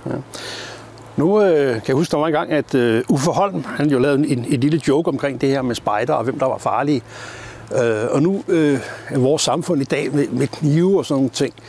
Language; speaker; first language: Danish; native; Danish